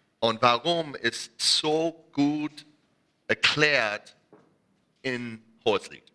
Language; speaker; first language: German; non-native, learner; English